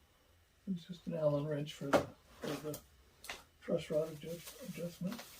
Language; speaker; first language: English; native; English